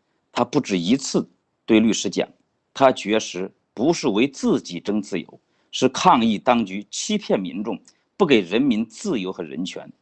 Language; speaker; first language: Chinese; native; Chinese